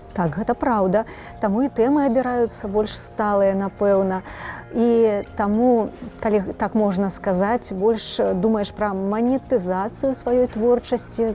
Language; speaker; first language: Belarusian; native; Belarusian